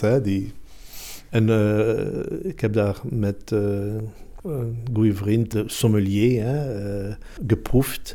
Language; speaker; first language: Dutch; non-native, local second language; Italian